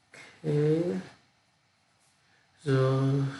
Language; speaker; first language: French; non-native, learner; Vietnamese